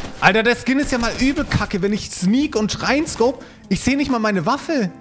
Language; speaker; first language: German; native; German